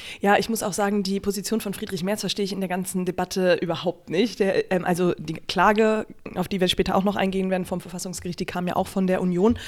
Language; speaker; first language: German; native; German